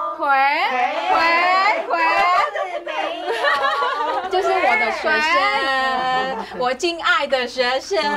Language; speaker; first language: Chinese; non-native, fluent; Vietnamese